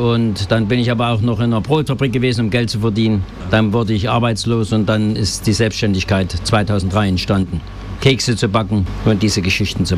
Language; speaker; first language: German; native; German